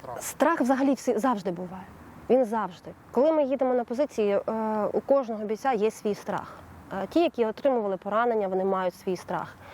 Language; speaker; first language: Ukrainian; native; Ukrainian